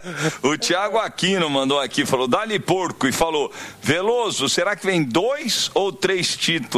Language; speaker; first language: Portuguese; native; Portuguese